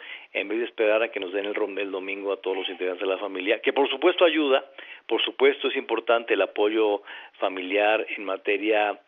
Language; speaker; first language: Spanish; native; Spanish